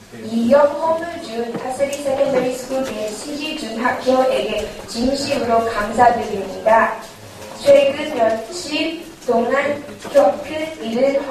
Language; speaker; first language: Korean; non-native, learner; English